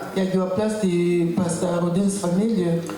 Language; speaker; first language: Danish; non-native, learner; French